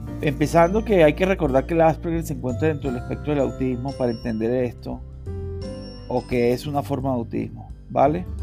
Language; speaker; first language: Spanish; native; Spanish